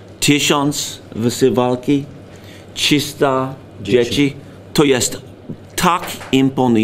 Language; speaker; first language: Polish; non-native, learner; English